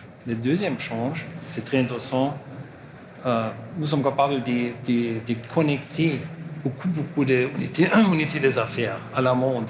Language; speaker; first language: French; non-native, learner; German